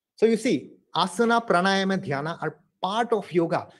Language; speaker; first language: English; non-native, local second language; Assamese